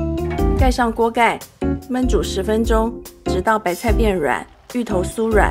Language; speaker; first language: Chinese; native; Chinese